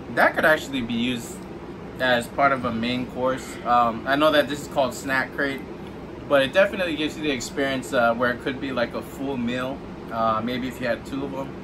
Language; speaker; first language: English; native; English